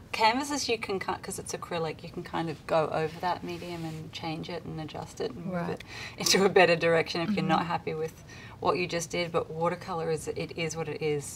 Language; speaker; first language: English; native; English